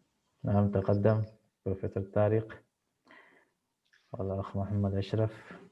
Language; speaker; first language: Arabic; non-native, fluent; Urdu